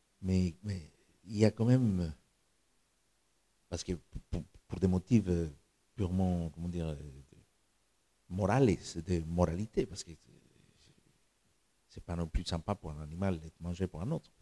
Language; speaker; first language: French; non-native, fluent; Spanish